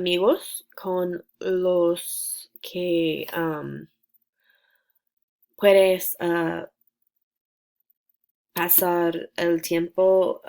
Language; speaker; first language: Spanish; non-native, learner; English